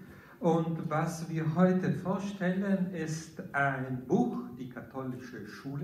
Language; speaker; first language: German; non-native, fluent; Italian